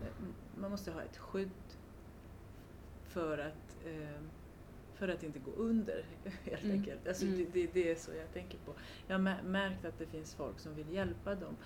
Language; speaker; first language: Swedish; non-native, fluent; Romanian